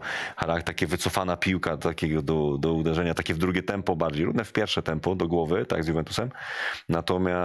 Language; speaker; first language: Polish; native; Polish